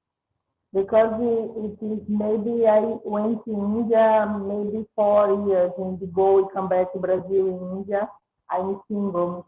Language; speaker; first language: English; non-native, learner; Portuguese